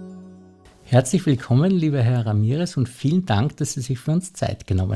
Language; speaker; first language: German; native; German